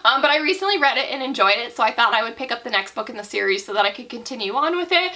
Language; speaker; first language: English; native; English